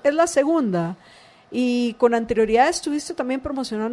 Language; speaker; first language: Spanish; native; Spanish